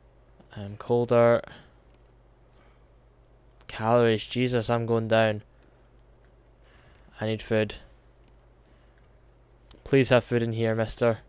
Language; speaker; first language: English; native; English